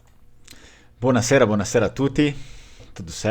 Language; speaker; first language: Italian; non-native, fluent; Portuguese